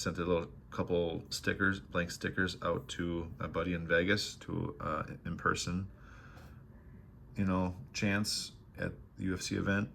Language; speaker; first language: English; native; English